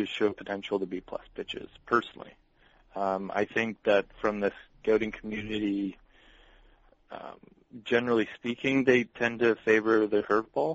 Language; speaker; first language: English; native; English